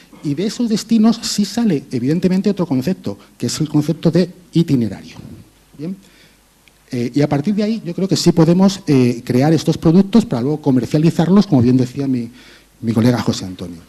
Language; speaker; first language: Spanish; native; Spanish